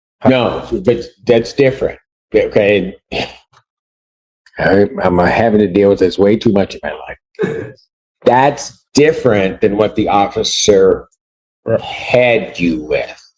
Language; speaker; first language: English; native; English